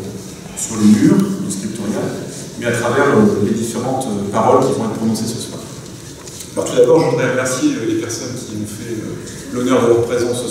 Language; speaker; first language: French; native; French